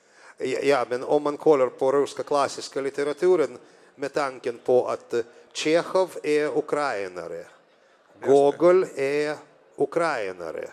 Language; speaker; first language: Swedish; non-native, fluent; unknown